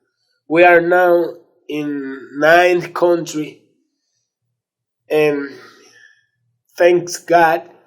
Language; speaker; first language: English; non-native, learner; Spanish